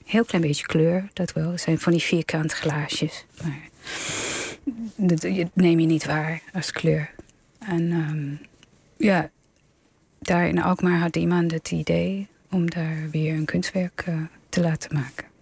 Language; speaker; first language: Dutch; non-native, fluent; English